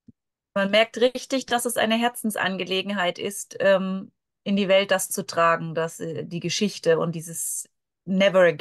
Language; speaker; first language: German; native; German